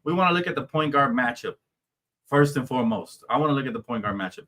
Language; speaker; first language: English; native; English